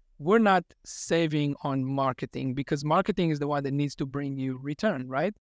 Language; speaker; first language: English; non-native, fluent; Hebrew